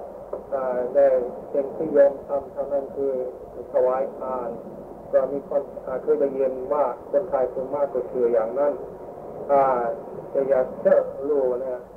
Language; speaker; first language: Thai; non-native, fluent; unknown